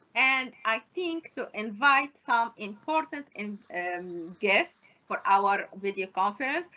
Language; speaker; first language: English; non-native, fluent; Arabic